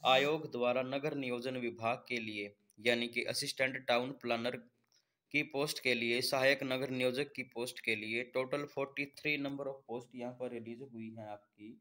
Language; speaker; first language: Hindi; native; Hindi